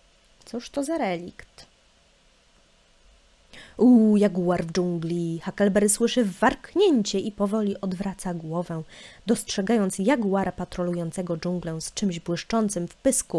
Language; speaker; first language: Polish; native; Polish